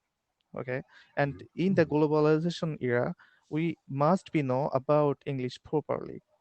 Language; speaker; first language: English; non-native, learner; Bangla